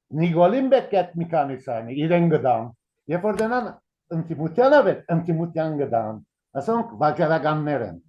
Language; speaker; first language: Armenian; early bilingual, heritage; Armenian